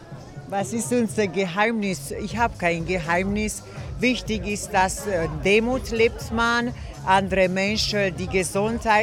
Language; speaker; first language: German; non-native, fluent; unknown